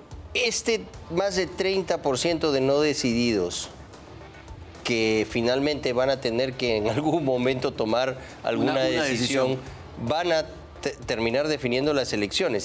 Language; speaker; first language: Spanish; native; Spanish